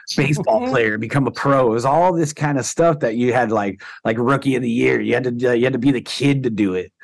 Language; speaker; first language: English; native; English